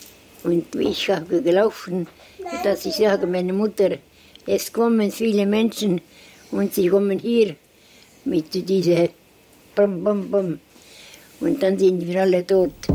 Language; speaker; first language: German; non-native, learner; Estonian